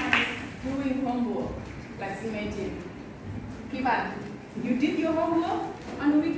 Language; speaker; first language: English; non-native, fluent; Indonesian